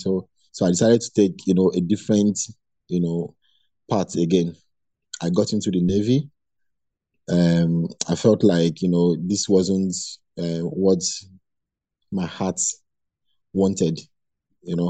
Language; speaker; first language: English; non-native, local second language; Igbo